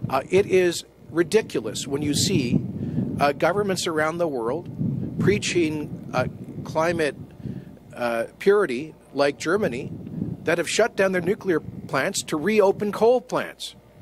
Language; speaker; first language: English; native; English